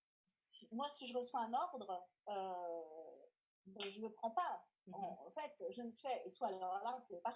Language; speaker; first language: French; native; French